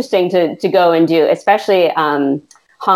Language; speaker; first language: English; native; English